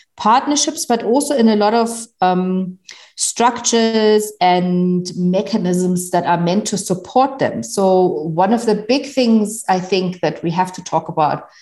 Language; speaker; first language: English; non-native, fluent; German